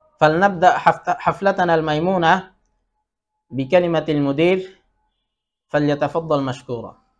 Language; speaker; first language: Arabic; non-native, fluent; Bangla